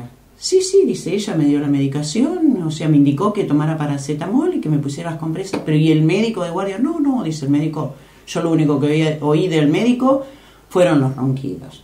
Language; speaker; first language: Spanish; native; Spanish